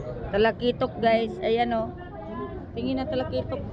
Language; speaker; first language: Filipino; native; Filipino